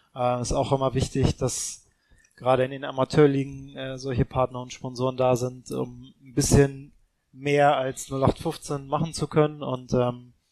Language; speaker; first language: German; native; German